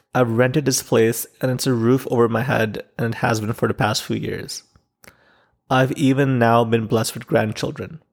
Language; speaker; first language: English; non-native, local second language; Urdu